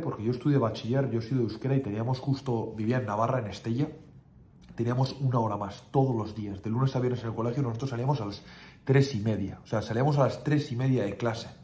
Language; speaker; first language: Spanish; native; Spanish